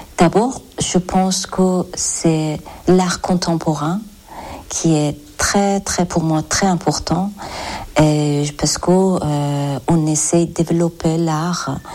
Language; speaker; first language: French; non-native, learner; Persian